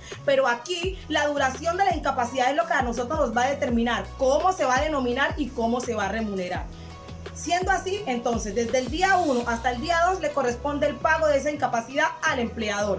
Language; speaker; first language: Spanish; native; Spanish